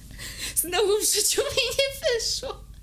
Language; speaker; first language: Polish; native; Polish